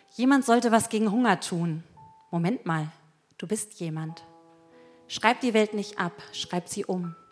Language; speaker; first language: German; native; German